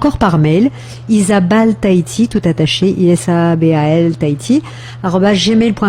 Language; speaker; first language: French; native; French